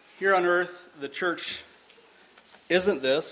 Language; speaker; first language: English; native; English